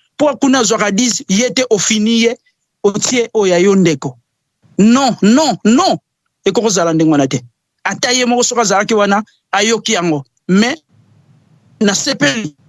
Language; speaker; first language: Lingala; non-native, local second language; Kongo